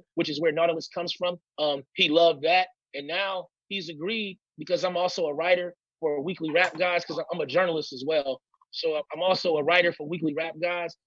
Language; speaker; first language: English; native; English